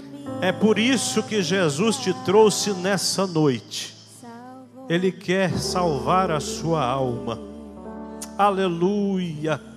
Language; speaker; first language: Portuguese; native; Portuguese